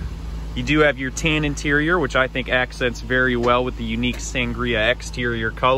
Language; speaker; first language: English; native; English